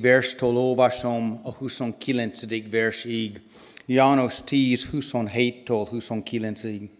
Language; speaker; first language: Hungarian; non-native, learner; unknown